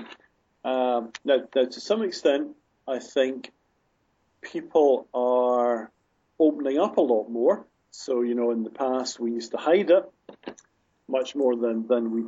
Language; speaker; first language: English; native; English